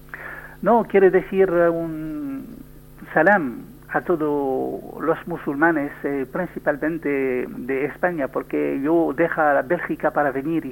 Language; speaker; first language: Spanish; non-native, learner; French